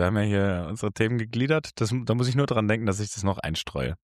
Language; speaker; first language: German; native; German